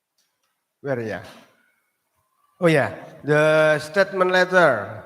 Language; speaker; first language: English; non-native, learner; Indonesian